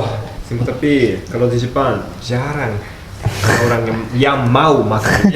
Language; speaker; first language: Indonesian; non-native, learner; Japanese